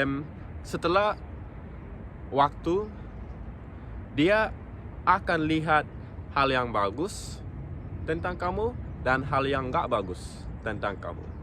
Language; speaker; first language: Indonesian; non-native, local second language; English